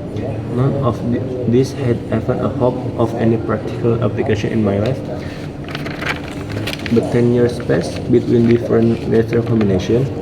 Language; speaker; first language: English; non-native, learner; Indonesian